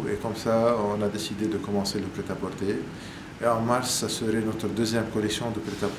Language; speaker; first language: French; non-native, local second language; Arabic